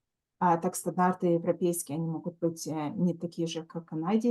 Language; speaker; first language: Russian; early bilingual, heritage; Russian